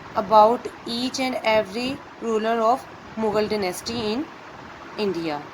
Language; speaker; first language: English; non-native, local second language; Urdu